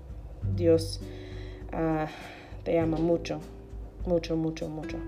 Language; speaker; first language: Spanish; non-native, learner; English